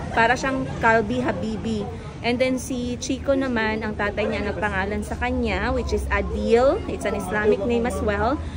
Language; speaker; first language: Filipino; non-native, local second language; Cebuano